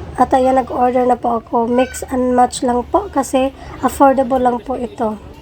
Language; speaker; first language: Filipino; non-native, local second language; Cebuano